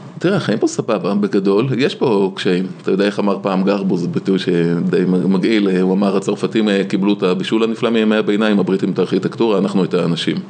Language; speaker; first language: Hebrew; native; Hebrew